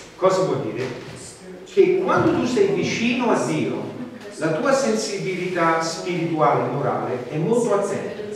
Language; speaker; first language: Italian; non-native, fluent; English